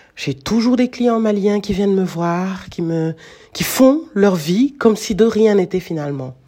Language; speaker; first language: French; non-native, local second language; Wolof